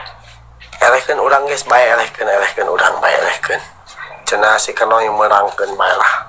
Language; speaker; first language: Indonesian; non-native, local second language; Sundanese